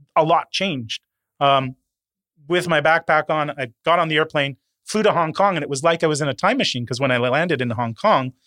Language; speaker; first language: English; native; English